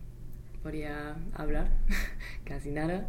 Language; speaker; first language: Spanish; non-native, fluent; English